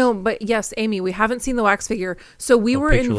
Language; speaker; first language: English; native; English